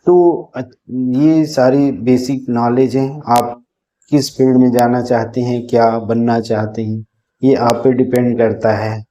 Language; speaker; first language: Hindi; native; Hindi